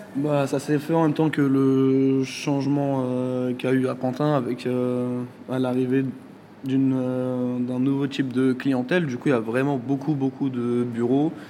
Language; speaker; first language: French; early bilingual, other home language; Turkish